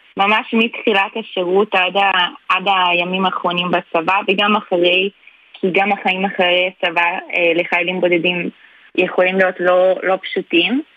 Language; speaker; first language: Hebrew; non-native, fluent; Portuguese